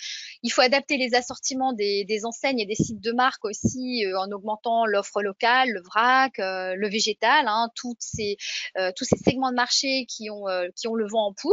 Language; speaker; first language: French; native; French